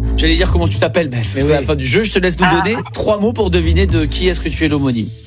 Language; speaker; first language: French; native; French